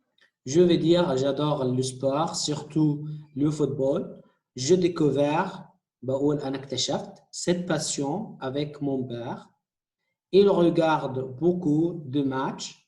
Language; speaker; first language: French; non-native, fluent; Arabic